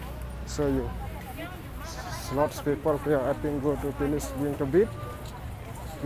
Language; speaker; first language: English; non-native, learner; Indonesian